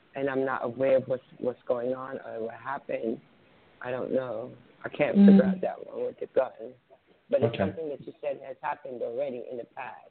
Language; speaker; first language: English; native; English